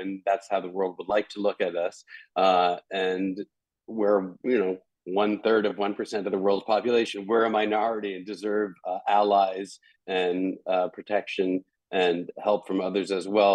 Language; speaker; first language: English; native; English